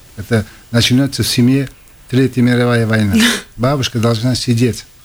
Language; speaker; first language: Russian; non-native, local second language; Uzbek